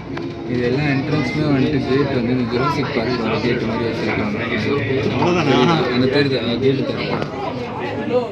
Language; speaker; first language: Tamil; native; Tamil